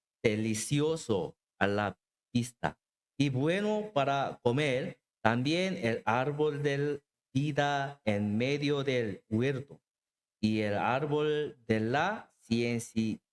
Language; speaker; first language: Spanish; non-native, learner; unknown